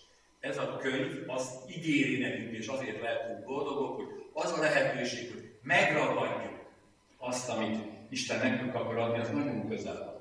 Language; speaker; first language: Hungarian; native; Hungarian